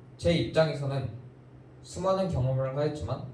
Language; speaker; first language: Korean; native; Korean